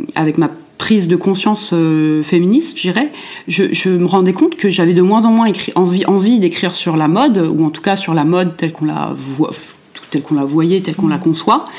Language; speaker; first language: French; early bilingual, other home language; German